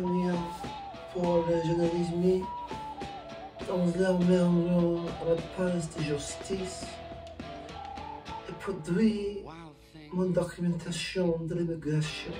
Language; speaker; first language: French; non-native, learner; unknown